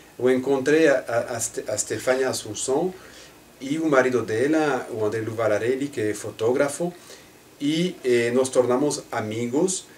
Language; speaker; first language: Portuguese; non-native, fluent; French